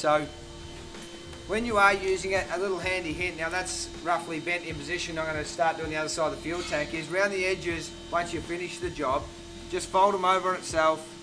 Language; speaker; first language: English; native; English